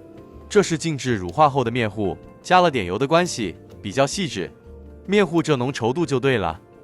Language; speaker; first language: Chinese; native; Chinese